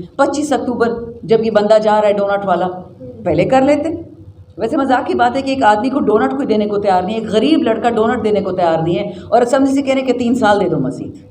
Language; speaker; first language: Urdu; non-native, local second language; Pashto